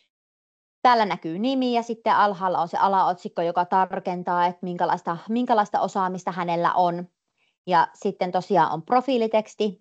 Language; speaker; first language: Finnish; native; Finnish